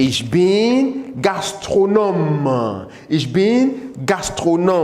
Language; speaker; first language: German; non-native, fluent; English